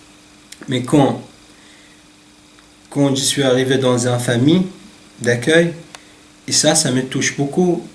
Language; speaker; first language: French; non-native, learner; Arabic